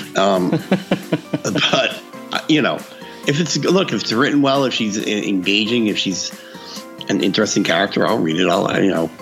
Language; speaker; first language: English; early bilingual, other home language; Filipino